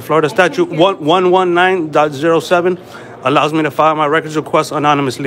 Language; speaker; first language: English; early bilingual, other home language; Spanish